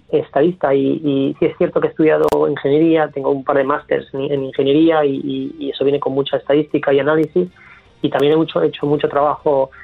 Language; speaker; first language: Spanish; native; Spanish